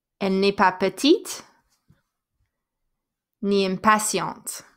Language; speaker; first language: French; non-native, fluent; English